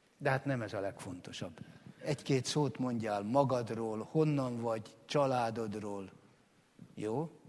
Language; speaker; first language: Hungarian; native; Hungarian